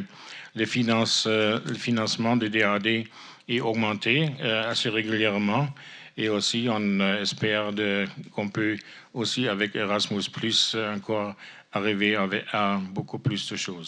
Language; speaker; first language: French; non-native, fluent; German